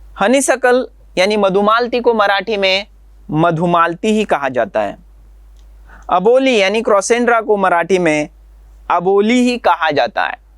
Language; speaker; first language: Hindi; non-native, local second language; Marathi